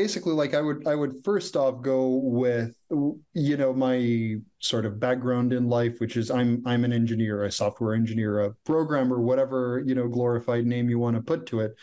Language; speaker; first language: English; non-native, fluent; Croatian